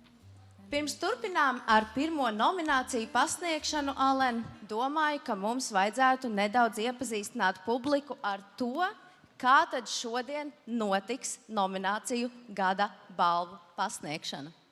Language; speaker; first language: Latvian; native; Latvian